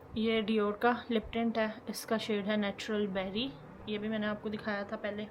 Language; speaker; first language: Urdu; native; Urdu